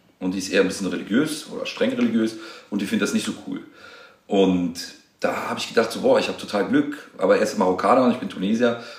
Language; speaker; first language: German; native; German